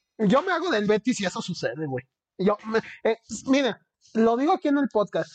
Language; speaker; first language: Spanish; early bilingual, heritage; Spanish